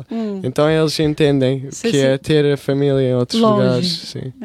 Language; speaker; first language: Portuguese; early bilingual, heritage; English